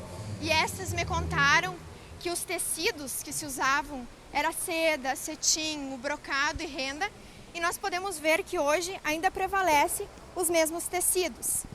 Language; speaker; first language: Portuguese; native; Portuguese